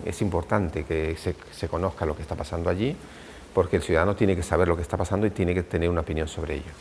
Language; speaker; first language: Spanish; native; Spanish